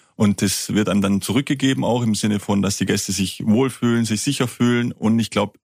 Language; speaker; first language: German; native; German